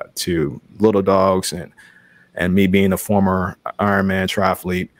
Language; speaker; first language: English; native; English